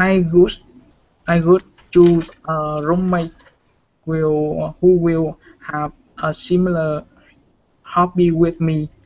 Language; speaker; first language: English; non-native, learner; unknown